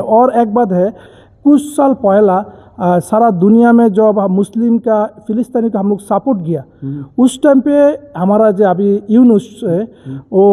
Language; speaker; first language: Hindi; non-native, learner; Bangla